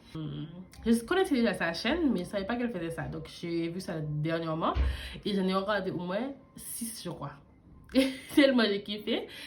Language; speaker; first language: French; early bilingual, other home language; English